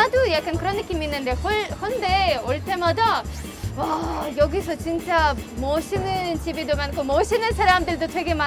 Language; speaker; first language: Korean; non-native, fluent; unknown